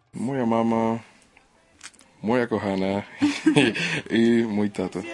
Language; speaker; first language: Polish; non-native, learner; Spanish